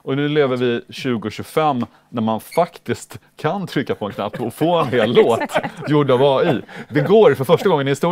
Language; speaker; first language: Swedish; native; Swedish